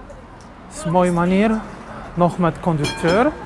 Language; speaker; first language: Dutch; non-native, learner; Polish